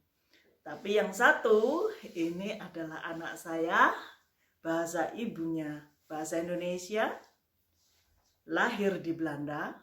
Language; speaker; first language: Indonesian; native; Indonesian